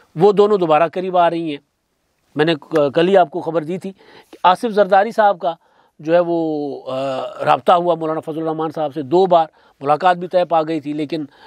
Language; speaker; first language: Urdu; non-native, local second language; Sindhi